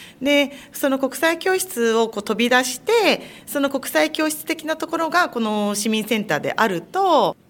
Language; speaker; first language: Japanese; native; Japanese